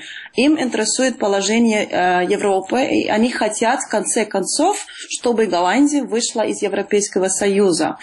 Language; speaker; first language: Russian; non-native, fluent; Dutch